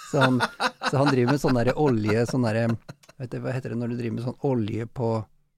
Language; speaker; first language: Norwegian; native; Norwegian